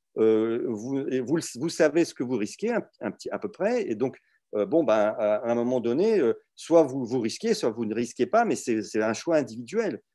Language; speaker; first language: French; early bilingual, other home language; Russian